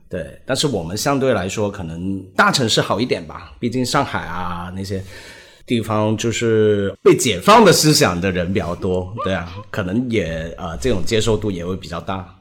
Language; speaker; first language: Chinese; non-native, local second language; Cantonese